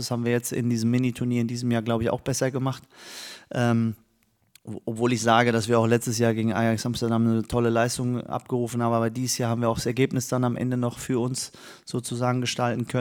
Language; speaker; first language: German; native; German